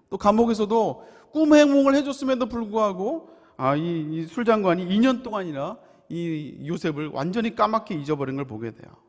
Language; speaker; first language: Korean; native; Korean